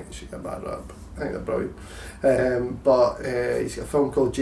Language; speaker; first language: English; native; English